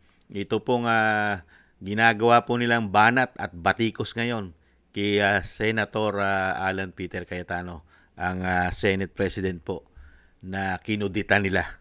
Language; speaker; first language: Filipino; native; Filipino